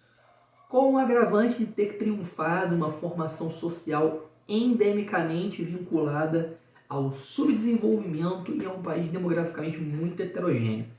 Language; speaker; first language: Portuguese; native; Portuguese